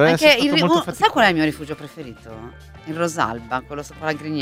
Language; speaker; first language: Italian; native; Italian